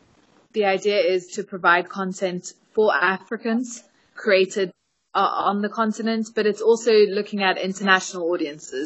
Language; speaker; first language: English; native; English